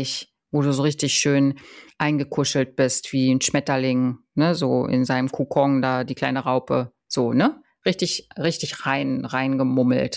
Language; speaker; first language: German; native; German